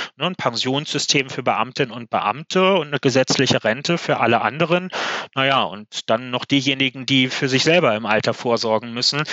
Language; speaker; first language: German; native; German